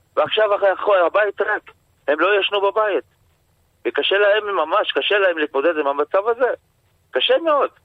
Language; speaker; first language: Hebrew; non-native, local second language; Arabic